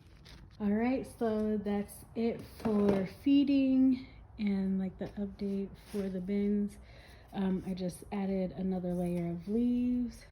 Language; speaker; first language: English; native; English